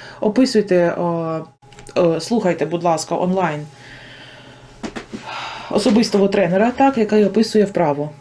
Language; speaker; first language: Ukrainian; native; Ukrainian